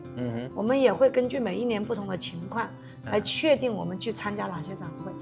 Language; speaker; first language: Chinese; native; Chinese